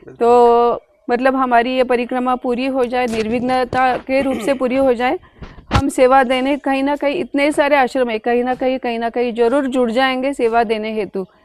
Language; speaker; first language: Hindi; non-native, local second language; Marathi